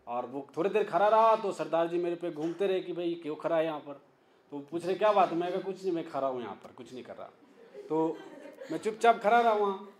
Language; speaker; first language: Hindi; native; Hindi